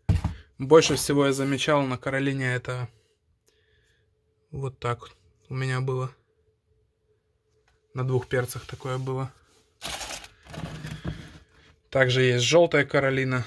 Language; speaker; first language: Russian; native; Russian